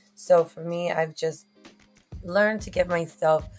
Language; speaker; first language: English; early bilingual, other home language; Spanish